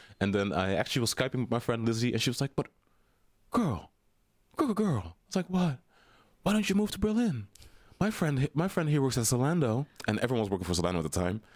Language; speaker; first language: English; non-native, fluent; Dutch